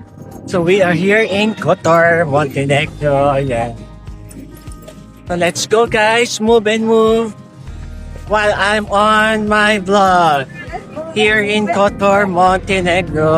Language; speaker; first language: English; non-native, local second language; Filipino